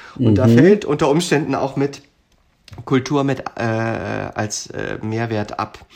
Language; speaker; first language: German; native; German